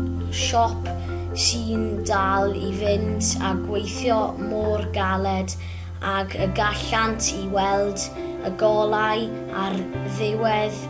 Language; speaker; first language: Welsh; non-native, local second language; English